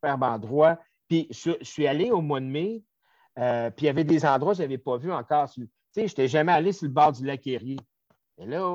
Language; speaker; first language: French; native; French